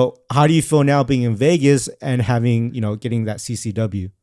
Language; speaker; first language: English; native; English